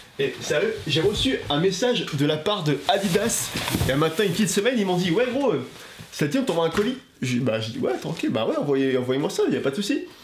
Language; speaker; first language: French; native; French